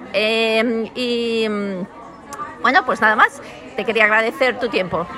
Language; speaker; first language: Spanish; native; Spanish